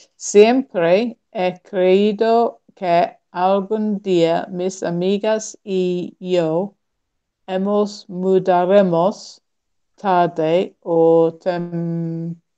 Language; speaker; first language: Spanish; non-native, learner; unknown